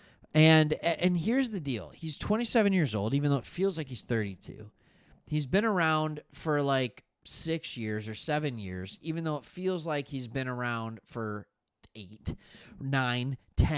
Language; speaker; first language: English; native; English